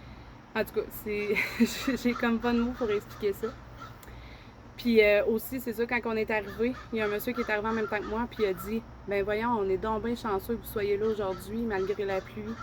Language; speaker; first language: French; native; French